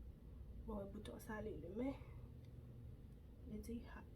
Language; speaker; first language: French; non-native, local second language; Haitian Creole